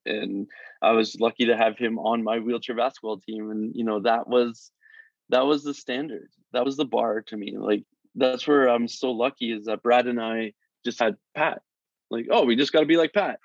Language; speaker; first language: English; native; English